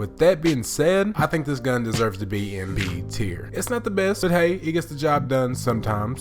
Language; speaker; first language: English; native; English